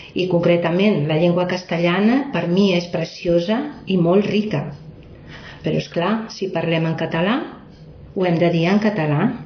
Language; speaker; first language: Catalan; native; Catalan